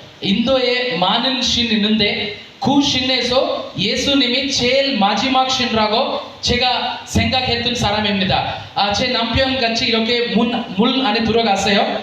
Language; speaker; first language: Korean; non-native, learner; Telugu